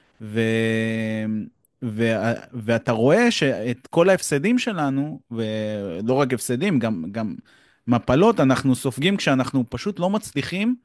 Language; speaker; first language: Hebrew; native; Hebrew